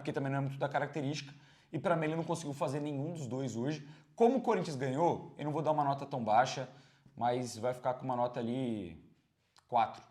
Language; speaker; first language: Portuguese; native; Portuguese